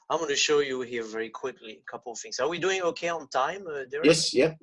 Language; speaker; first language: English; non-native, fluent; French